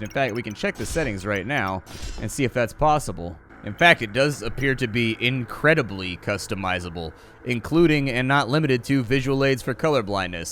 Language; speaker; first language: English; native; English